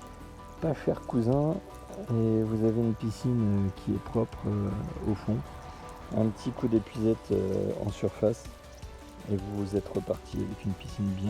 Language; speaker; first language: French; native; French